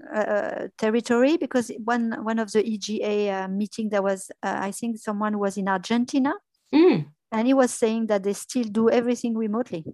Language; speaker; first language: English; non-native, fluent; French